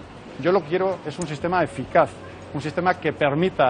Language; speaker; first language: Spanish; native; Spanish